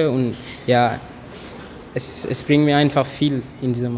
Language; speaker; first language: German; non-native, learner; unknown